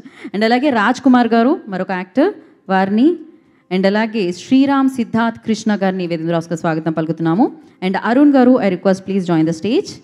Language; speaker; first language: Telugu; native; Telugu